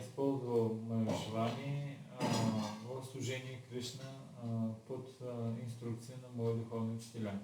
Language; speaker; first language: Russian; non-native, learner; Bulgarian